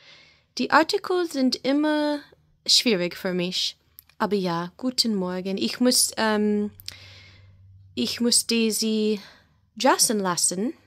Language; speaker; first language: German; non-native, learner; English